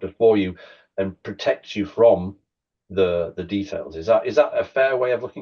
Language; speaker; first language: English; native; English